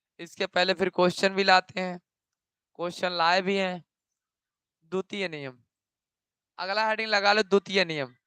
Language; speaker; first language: Hindi; native; Hindi